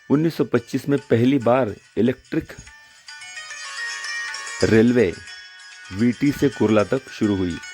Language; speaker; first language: Hindi; non-native, local second language; Marathi